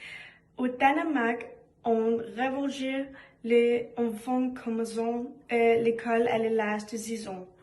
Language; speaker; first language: French; non-native, learner; Danish